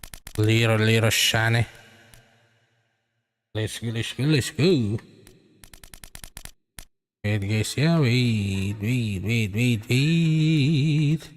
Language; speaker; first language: English; non-native, learner; Indonesian